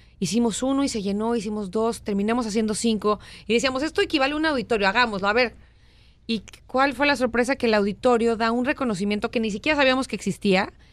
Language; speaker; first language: Spanish; native; Spanish